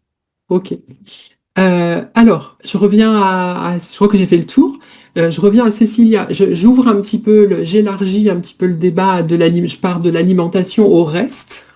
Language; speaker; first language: French; native; French